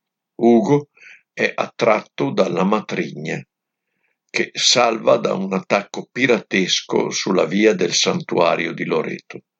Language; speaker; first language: Italian; native; Italian